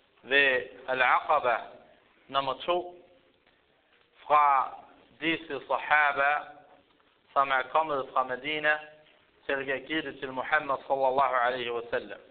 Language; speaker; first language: Danish; early bilingual, other home language; Arabic